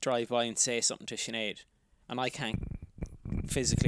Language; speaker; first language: English; native; English